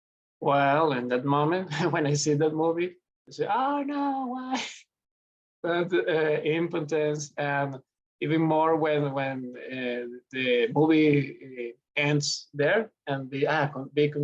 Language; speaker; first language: English; non-native, learner; Spanish